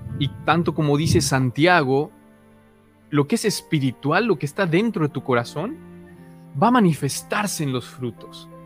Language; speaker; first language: Spanish; native; Spanish